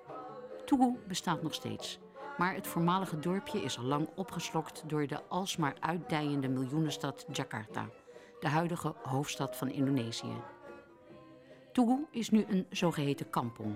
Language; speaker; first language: Dutch; native; Dutch